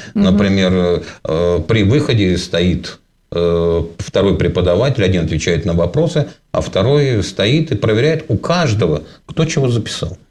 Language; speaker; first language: Russian; native; Russian